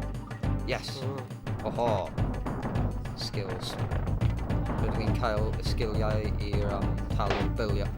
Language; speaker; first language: Welsh; non-native, local second language; English